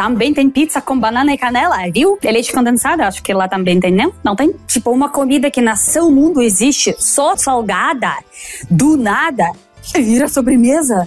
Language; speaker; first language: Portuguese; non-native, fluent; Russian